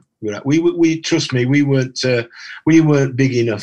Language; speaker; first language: English; native; English